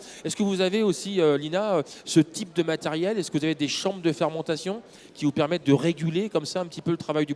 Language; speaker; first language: French; native; French